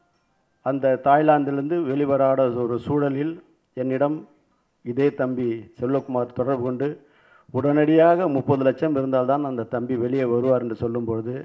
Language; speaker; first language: Tamil; native; Tamil